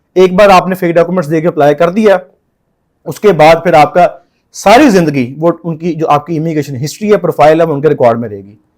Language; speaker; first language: Urdu; non-native, local second language; Punjabi